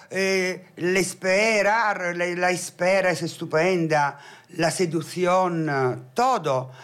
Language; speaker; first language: Spanish; non-native, fluent; Italian